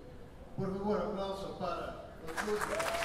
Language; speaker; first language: Spanish; non-native, learner; English